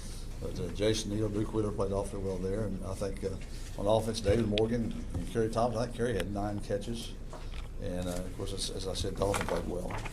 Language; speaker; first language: English; native; English